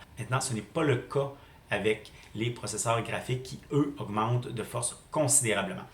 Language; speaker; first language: French; native; French